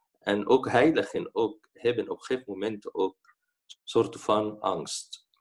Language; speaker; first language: Dutch; non-native, fluent; Arabic